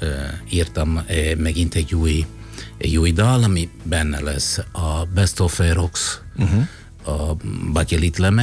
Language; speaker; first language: Hungarian; non-native, fluent; Italian